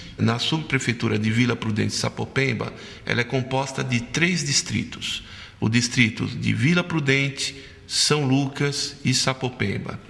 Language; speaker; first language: Portuguese; native; Portuguese